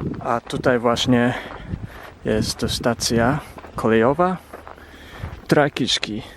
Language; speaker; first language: Polish; non-native, fluent; Japanese